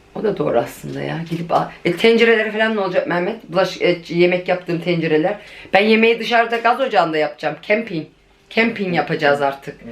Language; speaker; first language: Turkish; early bilingual, heritage; Turkish